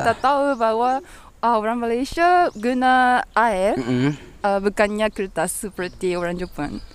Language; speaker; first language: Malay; non-native, learner; Japanese